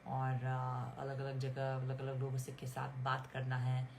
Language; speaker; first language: Hindi; non-native, fluent; English